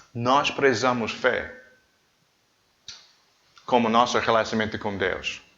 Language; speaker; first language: Portuguese; non-native, learner; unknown